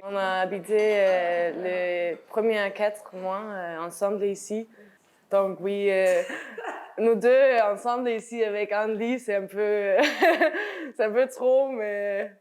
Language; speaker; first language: French; non-native, learner; Danish